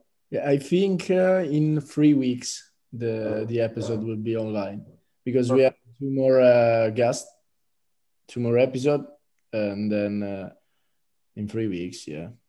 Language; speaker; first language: English; non-native, fluent; Italian